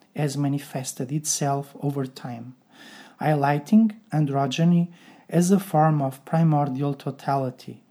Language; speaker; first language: English; non-native, fluent; Portuguese